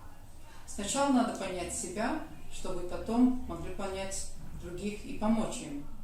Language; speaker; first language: Russian; non-native, local second language; Latvian